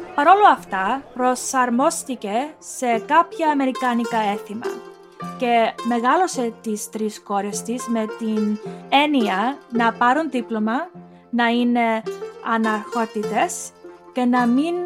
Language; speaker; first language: Greek; early bilingual, heritage; Greek